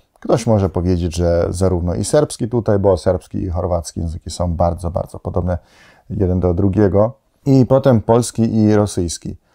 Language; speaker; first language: Polish; non-native, fluent; Slovenian